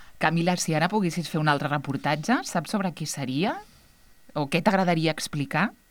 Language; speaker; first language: Catalan; native; Catalan